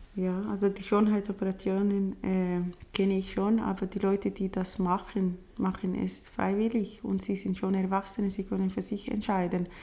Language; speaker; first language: German; non-native, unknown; Somali